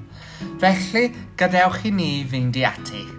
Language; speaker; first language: Welsh; non-native, fluent; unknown